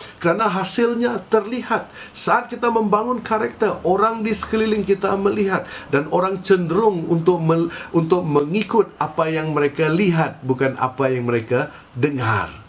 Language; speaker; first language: Malay; non-native, local second language; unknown